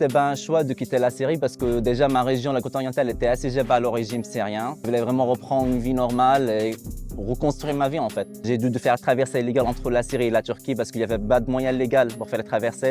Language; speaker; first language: French; non-native, fluent; Arabic